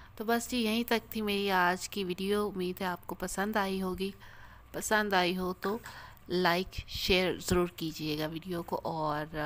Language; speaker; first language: Urdu; native; Urdu